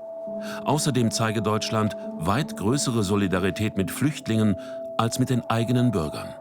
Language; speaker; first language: German; native; German